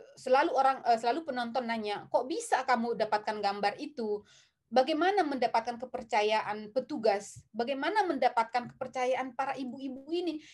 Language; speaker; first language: Indonesian; non-native, local second language; Batak Toba